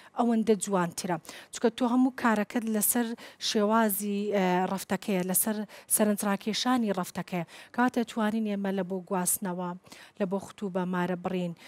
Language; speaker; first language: Central Kurdish; non-native, local second language; Kurdish